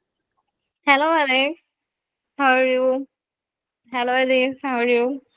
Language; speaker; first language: English; non-native, learner; Bangla